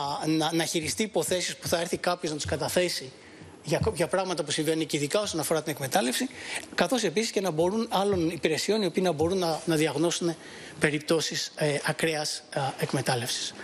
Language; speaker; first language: Greek; native; Greek